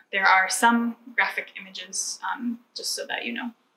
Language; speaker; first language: English; native; English